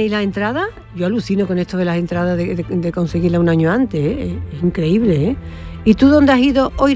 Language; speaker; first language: Spanish; native; Spanish